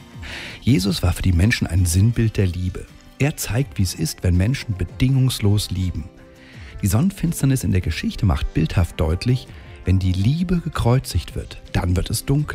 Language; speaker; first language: German; native; German